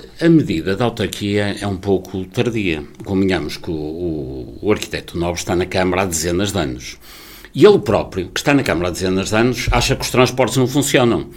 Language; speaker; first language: Portuguese; native; Portuguese